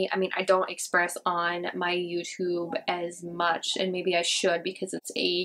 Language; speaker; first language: English; native; English